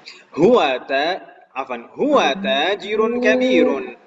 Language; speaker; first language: Arabic; non-native, fluent; Indonesian